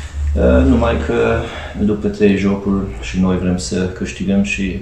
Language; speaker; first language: Romanian; non-native, fluent; Hungarian